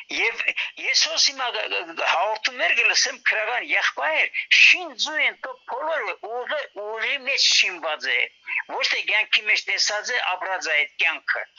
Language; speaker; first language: Armenian; early bilingual, heritage; Armenian